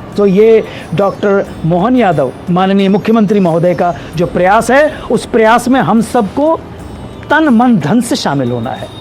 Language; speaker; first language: Hindi; native; Hindi